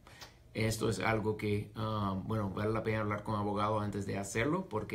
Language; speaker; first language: Spanish; non-native, fluent; English